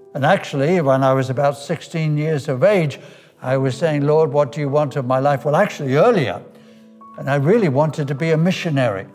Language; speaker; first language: English; native; English